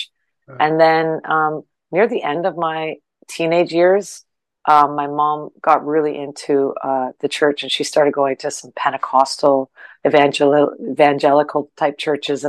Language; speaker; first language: English; native; English